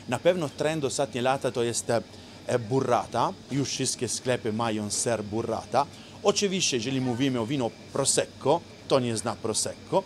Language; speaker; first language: Polish; non-native, learner; Italian